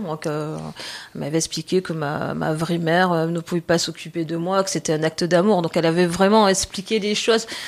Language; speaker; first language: French; native; French